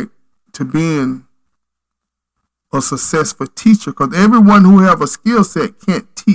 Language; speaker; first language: English; native; English